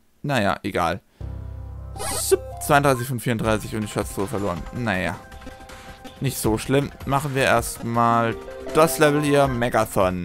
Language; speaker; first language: German; native; German